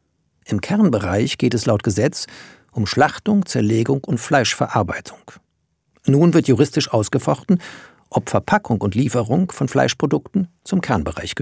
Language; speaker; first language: German; native; German